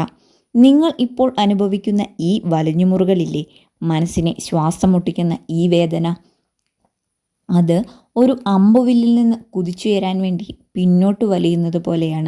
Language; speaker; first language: Malayalam; native; Malayalam